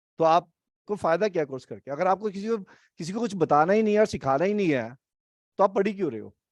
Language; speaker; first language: Hindi; native; Hindi